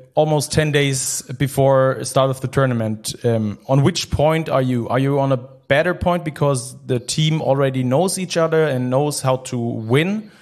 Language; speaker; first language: English; non-native, fluent; German